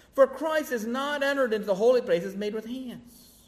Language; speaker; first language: English; native; English